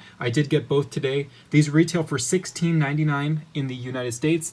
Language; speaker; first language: English; native; English